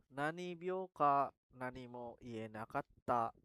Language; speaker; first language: Japanese; non-native, learner; Indonesian